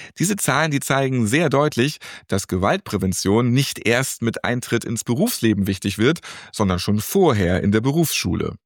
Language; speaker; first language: German; native; German